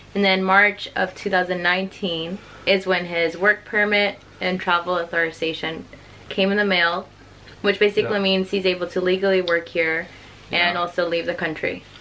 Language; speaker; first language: English; native; English